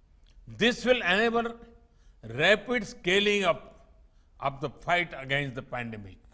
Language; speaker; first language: English; non-native, local second language; Gujarati